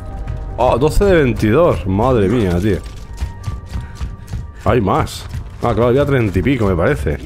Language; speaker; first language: Spanish; native; Spanish